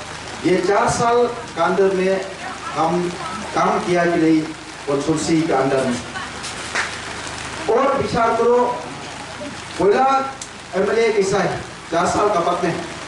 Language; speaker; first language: Hindi; non-native, local second language; Khasi